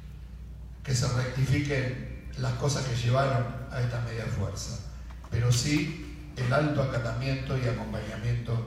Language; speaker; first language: Spanish; native; Spanish